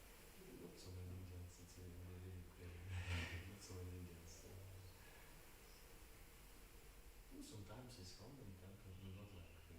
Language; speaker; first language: English; non-native, learner; Russian